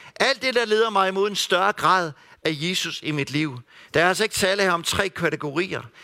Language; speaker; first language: Danish; native; Danish